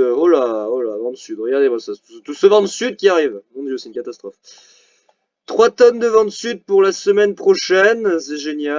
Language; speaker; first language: French; native; French